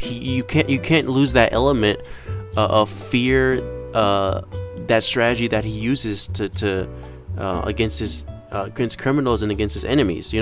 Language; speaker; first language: English; native; English